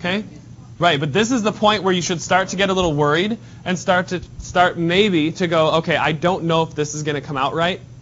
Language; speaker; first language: English; native; English